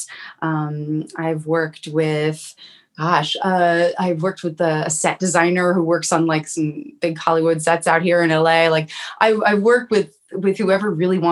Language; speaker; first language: English; native; English